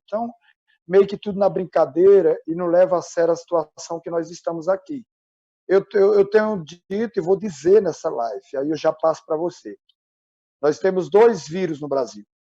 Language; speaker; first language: Portuguese; native; Portuguese